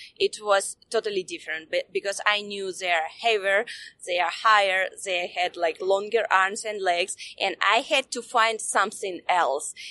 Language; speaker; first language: English; non-native, fluent; Russian